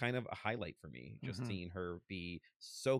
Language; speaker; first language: English; native; English